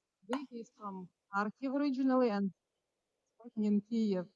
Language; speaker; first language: English; non-native, fluent; Ukrainian